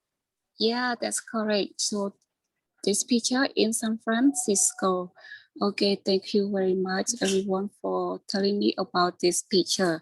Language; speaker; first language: English; non-native, learner; Khmer